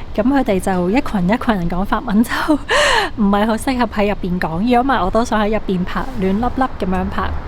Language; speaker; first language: Cantonese; early bilingual, heritage; Cantonese